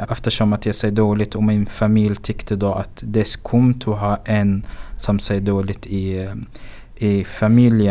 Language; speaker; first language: Swedish; non-native, fluent; Arabic